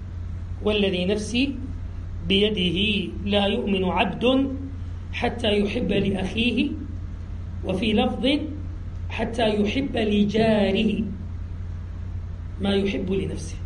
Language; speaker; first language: Arabic; native; Arabic